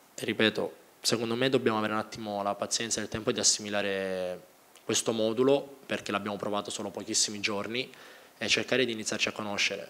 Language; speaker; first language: Italian; native; Italian